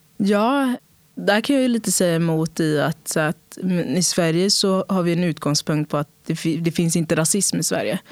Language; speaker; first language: Swedish; early bilingual, other home language; Portuguese